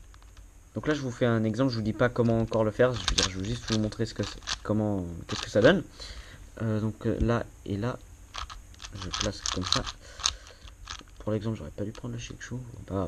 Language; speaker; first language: French; native; French